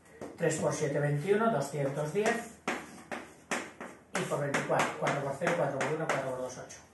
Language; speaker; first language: Spanish; native; Spanish